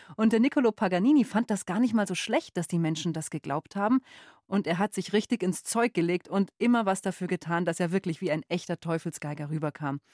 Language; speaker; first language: German; native; German